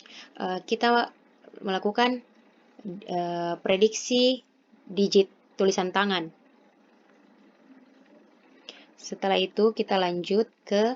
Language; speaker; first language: Indonesian; native; Indonesian